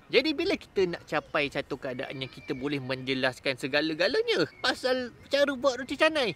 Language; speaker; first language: Malay; native; Malay